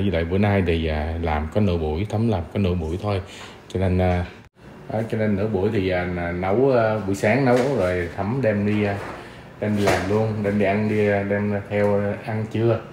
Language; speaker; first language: Vietnamese; native; Vietnamese